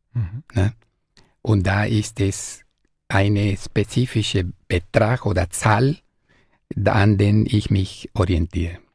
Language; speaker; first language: German; non-native, fluent; Spanish